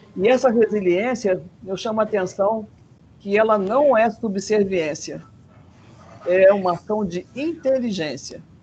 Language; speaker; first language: Portuguese; native; Portuguese